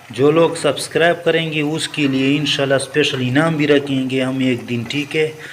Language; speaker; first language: Urdu; non-native, local second language; Pashto